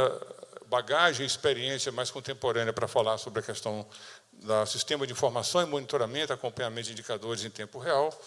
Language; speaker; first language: Portuguese; native; Portuguese